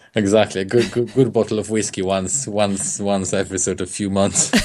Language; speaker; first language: English; non-native, fluent; Polish